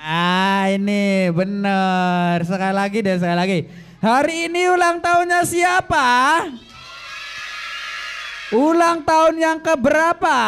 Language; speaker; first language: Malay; non-native, local second language; Javanese